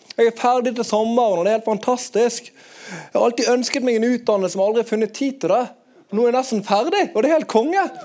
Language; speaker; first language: Norwegian; native; Norwegian